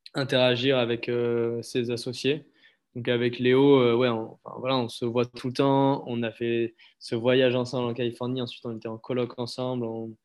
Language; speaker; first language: French; native; French